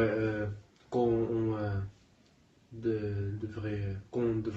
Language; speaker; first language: French; non-native, learner; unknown